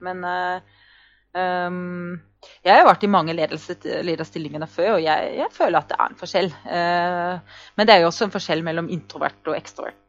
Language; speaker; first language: Norwegian; non-native, fluent; German